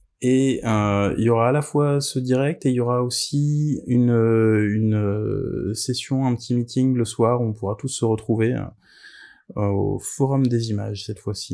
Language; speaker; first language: French; native; French